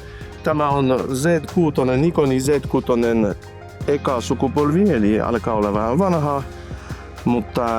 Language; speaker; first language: Finnish; non-native, fluent; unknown